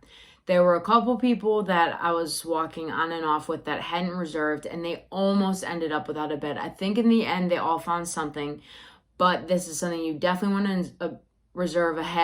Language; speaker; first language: English; native; English